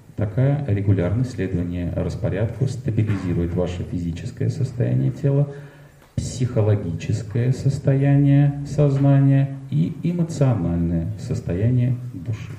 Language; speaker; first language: Russian; native; Russian